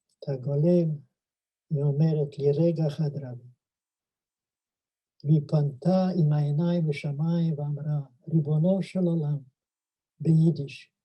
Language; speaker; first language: Hebrew; non-native, fluent; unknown